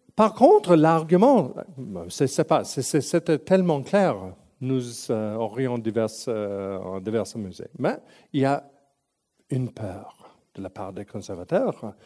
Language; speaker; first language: French; non-native, local second language; English